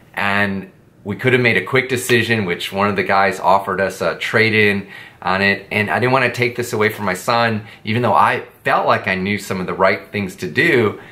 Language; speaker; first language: English; native; English